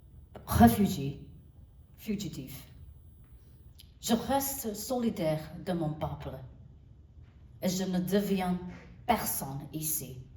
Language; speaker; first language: French; non-native, learner; Burmese